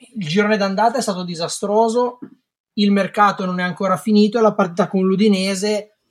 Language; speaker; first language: Italian; native; Italian